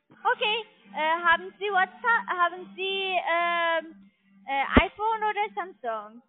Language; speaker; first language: German; non-native, learner; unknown